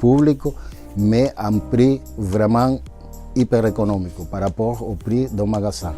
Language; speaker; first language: French; non-native, fluent; Spanish